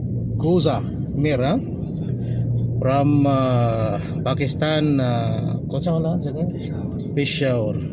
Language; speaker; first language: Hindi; non-native, learner; Filipino